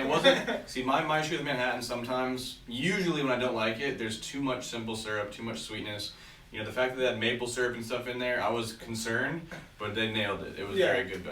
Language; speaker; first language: English; native; English